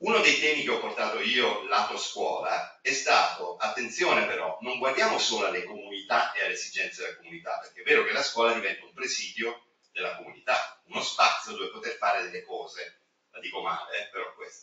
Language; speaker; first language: Italian; native; Italian